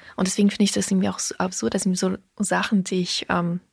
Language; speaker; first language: German; early bilingual, other home language; Russian